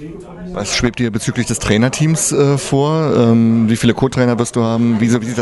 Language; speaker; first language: German; native; German